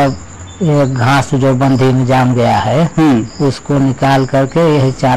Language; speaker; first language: Hindi; native; Hindi